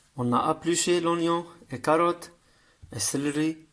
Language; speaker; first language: French; non-native, learner; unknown